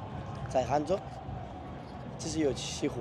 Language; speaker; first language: Chinese; non-native, learner; Spanish